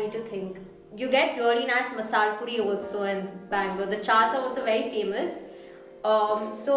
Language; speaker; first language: English; non-native, local second language; Hindi